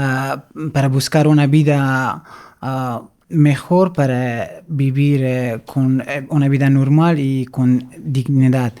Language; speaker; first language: Spanish; non-native, fluent; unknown